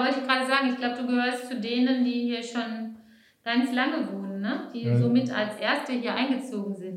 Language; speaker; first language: German; native; German